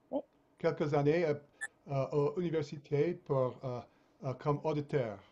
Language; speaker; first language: French; non-native, fluent; English